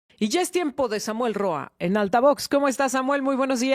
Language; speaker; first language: Spanish; native; Spanish